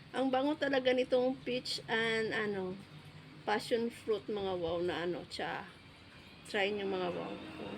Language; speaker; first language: Filipino; non-native, local second language; Cebuano